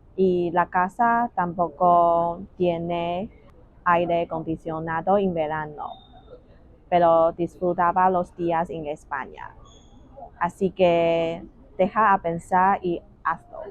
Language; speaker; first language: Spanish; non-native, learner; Chinese